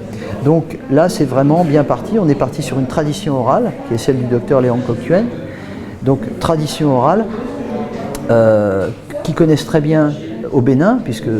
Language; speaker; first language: French; native; French